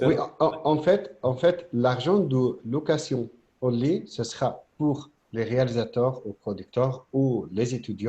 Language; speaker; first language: French; non-native, fluent; Arabic